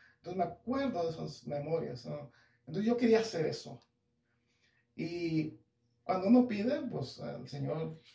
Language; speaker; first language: Spanish; early bilingual, heritage; English